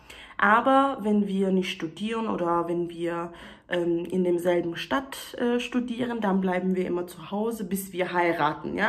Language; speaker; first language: German; early bilingual, other home language; Turkish